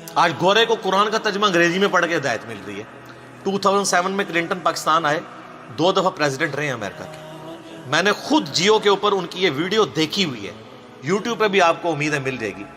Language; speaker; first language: Urdu; native; Urdu